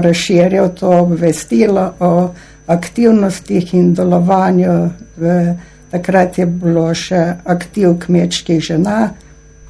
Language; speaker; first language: Slovenian; native; Slovenian